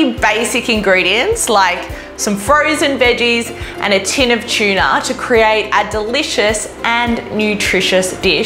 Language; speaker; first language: English; native; English